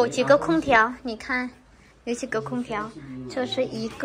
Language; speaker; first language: Chinese; non-native, fluent; Vietnamese